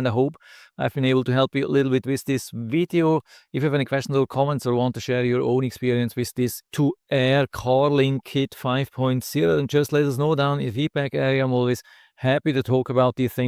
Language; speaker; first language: English; non-native, fluent; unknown